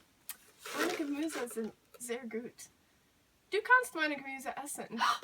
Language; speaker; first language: German; non-native, learner; English